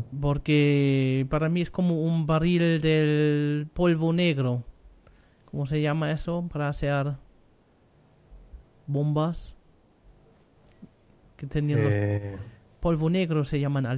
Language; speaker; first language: Spanish; non-native, learner; German